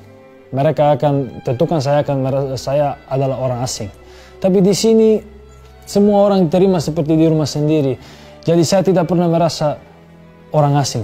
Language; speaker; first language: Indonesian; non-native, fluent; Serbian